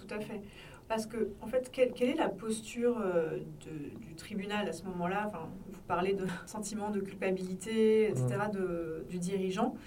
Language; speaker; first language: French; native; French